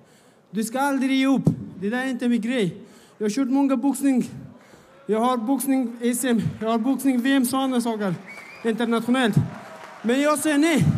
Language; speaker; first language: Swedish; non-native, fluent; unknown